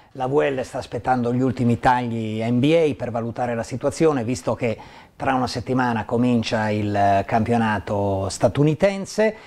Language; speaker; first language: Italian; native; Italian